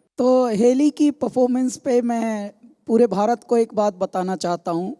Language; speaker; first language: Hindi; native; Hindi